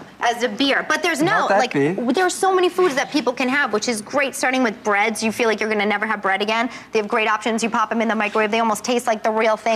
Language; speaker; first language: English; native; English